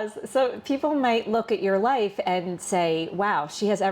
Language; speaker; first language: English; native; English